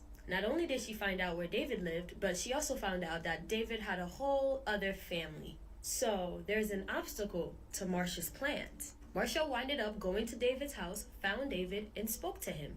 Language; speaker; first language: English; native; English